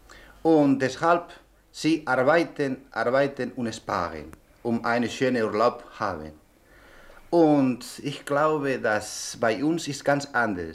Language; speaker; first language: German; non-native, learner; Spanish